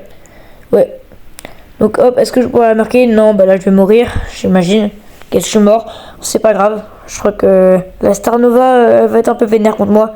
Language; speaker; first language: French; native; French